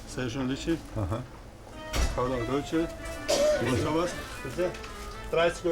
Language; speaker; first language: German; non-native, learner; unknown